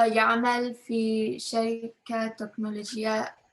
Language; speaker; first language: Arabic; non-native, learner; English